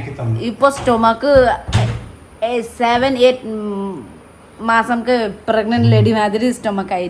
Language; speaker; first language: Malayalam; non-native, learner; Nepali